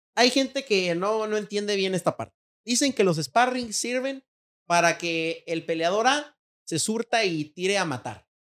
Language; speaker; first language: Spanish; native; Spanish